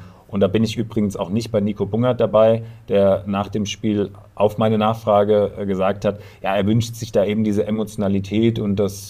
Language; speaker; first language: German; native; German